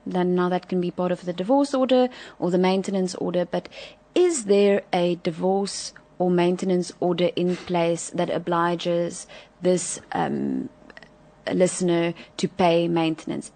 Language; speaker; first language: English; non-native, local second language; Afrikaans